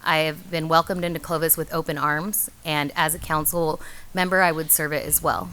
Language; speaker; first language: English; native; English